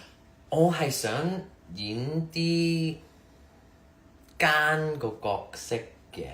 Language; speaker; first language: Chinese; early bilingual, heritage; Cantonese